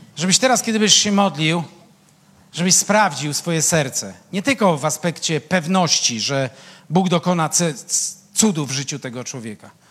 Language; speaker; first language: Polish; native; Polish